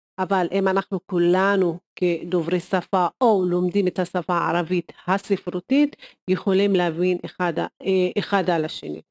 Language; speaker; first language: Hebrew; non-native, local second language; Arabic